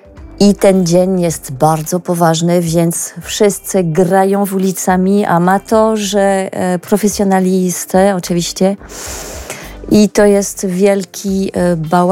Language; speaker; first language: Polish; non-native, learner; French